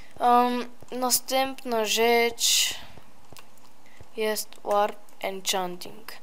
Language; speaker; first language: Polish; early bilingual, heritage; Polish